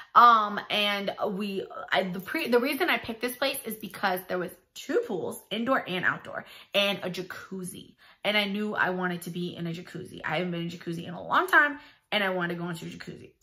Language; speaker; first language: English; native; English